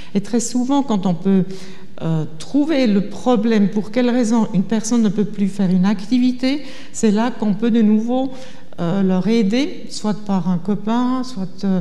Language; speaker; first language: French; non-native, fluent; German